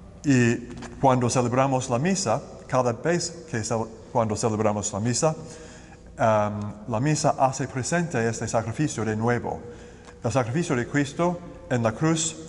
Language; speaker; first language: Spanish; non-native, learner; English